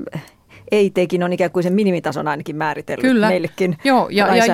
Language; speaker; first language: Finnish; native; Finnish